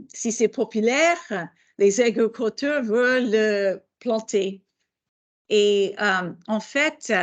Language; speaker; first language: French; non-native, fluent; English